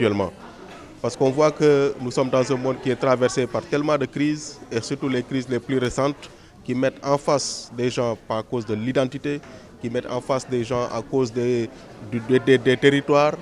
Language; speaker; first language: French; non-native, local second language; Wolof